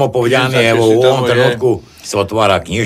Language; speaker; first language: Croatian; native; Croatian